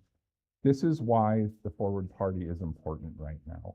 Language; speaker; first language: English; native; English